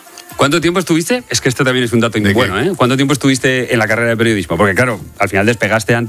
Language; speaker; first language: Spanish; native; Spanish